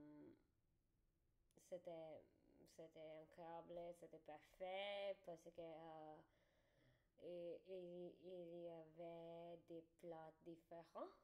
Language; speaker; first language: French; non-native, learner; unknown